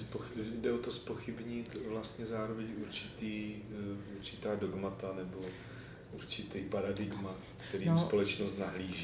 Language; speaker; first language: Czech; native; Czech